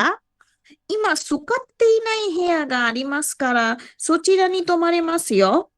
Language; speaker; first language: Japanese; non-native, fluent; Bangla